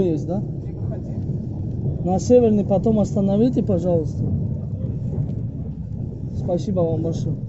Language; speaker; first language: Russian; non-native, fluent; Tajik